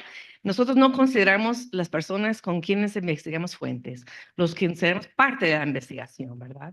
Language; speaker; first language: Spanish; non-native, fluent; English